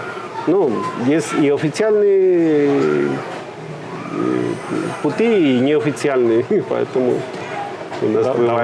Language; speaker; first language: Russian; non-native, fluent; Spanish